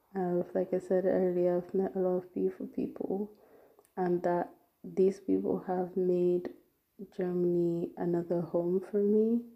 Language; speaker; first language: English; non-native, local second language; Yoruba